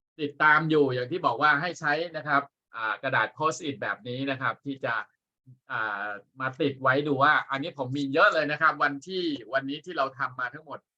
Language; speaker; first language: Thai; native; Thai